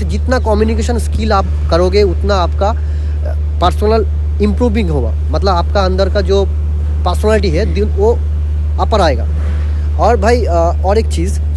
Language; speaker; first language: Hindi; non-native, local second language; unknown